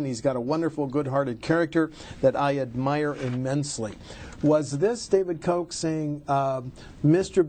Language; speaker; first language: English; native; English